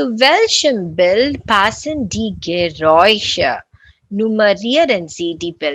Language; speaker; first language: German; non-native, learner; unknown